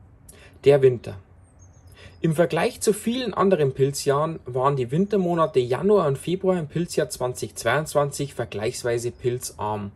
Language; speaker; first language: German; native; German